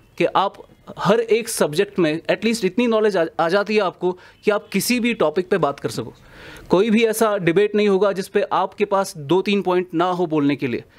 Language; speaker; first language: Hindi; non-native, local second language; Kashmiri